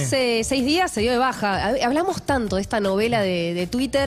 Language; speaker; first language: Spanish; native; Spanish